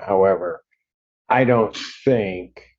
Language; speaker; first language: English; native; English